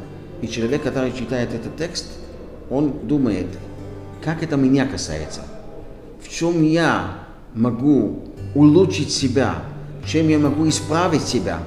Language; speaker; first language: Russian; non-native, fluent; Hebrew